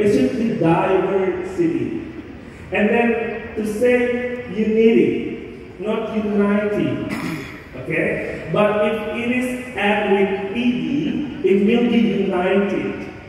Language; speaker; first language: English; non-native, fluent; Indonesian